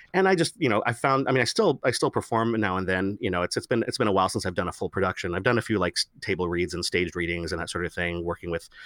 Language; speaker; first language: English; native; English